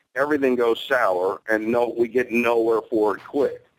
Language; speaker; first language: English; native; English